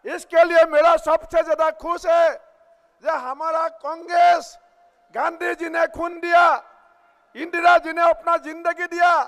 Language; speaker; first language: Hindi; non-native, local second language; Assamese